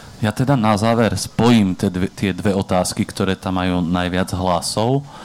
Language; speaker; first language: Slovak; native; Slovak